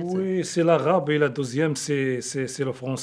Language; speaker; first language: French; non-native, local second language; Arabic